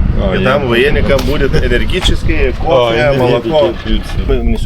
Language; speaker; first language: Russian; non-native, learner; Lithuanian